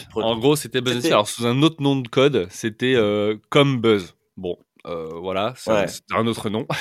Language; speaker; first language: French; native; French